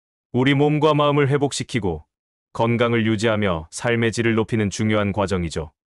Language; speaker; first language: Korean; native; Korean